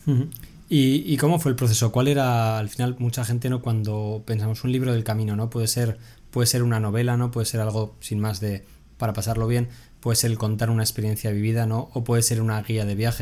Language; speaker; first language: Spanish; native; Spanish